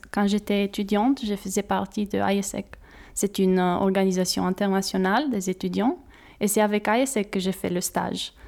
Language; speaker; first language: French; non-native, fluent; Romanian